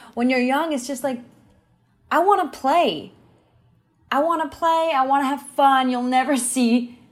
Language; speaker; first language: English; non-native, fluent; Danish